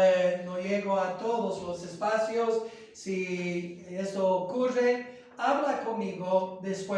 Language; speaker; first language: Spanish; non-native, fluent; English